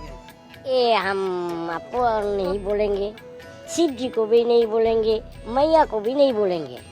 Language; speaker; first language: Hindi; non-native, local second language; Assamese